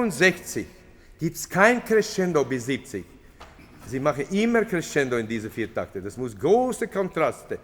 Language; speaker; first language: German; non-native, fluent; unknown